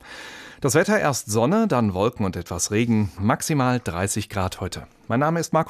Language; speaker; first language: German; native; German